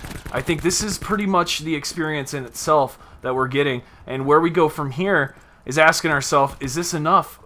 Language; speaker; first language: English; native; English